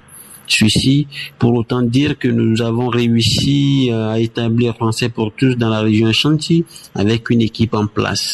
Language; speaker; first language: French; non-native, fluent; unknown